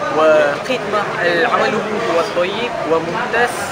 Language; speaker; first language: Arabic; non-native, learner; Malay